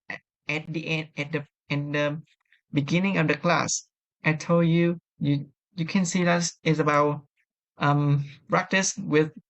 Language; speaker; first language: English; non-native, learner; Vietnamese